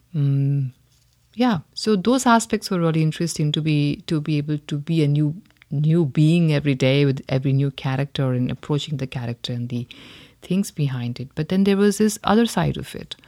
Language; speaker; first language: English; non-native, local second language; Hindi